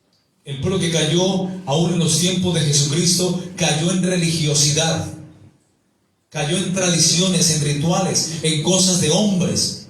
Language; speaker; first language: Spanish; native; Spanish